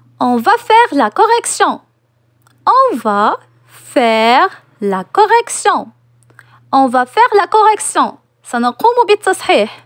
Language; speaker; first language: French; non-native, local second language; Arabic